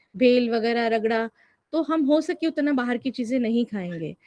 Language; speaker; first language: Hindi; non-native, local second language; Marathi